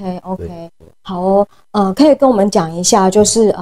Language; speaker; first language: Chinese; native; Chinese